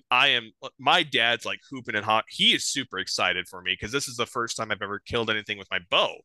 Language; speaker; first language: English; native; English